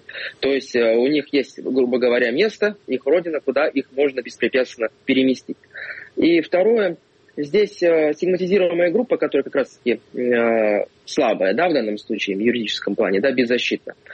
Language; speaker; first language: Russian; native; Russian